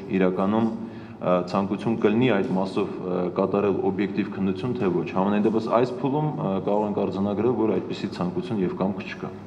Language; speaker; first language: Armenian; native; Armenian